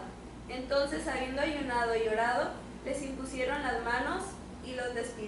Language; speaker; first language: Spanish; native; Spanish